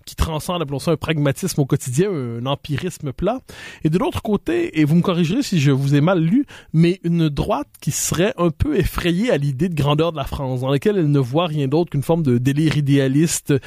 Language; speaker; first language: French; native; French